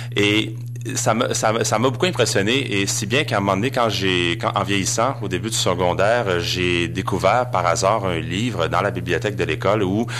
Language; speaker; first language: French; native; French